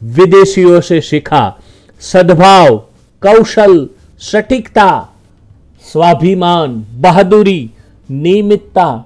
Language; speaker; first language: Hindi; non-native, local second language; Gujarati